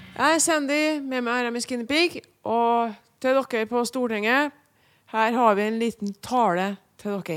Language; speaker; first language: Norwegian; native; Norwegian